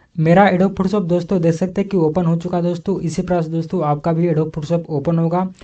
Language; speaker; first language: Hindi; native; Hindi